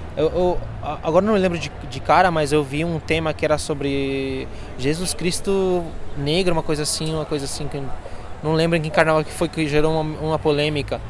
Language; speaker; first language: Portuguese; early bilingual, other home language; Spanish